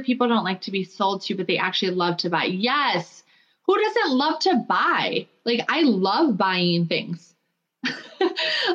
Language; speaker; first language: English; native; English